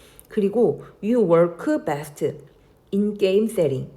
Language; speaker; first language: English; non-native, fluent; Korean